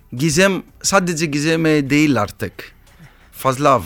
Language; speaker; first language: Turkish; non-native, learner; Greek